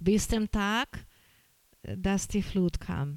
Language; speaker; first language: German; non-native, fluent; Portuguese